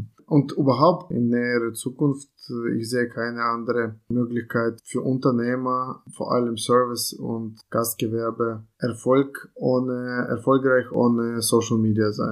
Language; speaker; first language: German; non-native, fluent; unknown